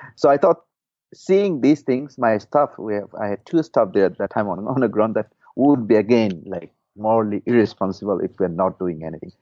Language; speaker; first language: English; non-native, fluent; Burmese